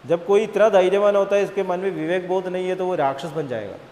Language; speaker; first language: Hindi; non-native, local second language; Malayalam